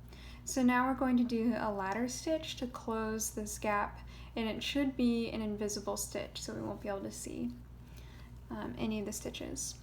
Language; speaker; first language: English; native; English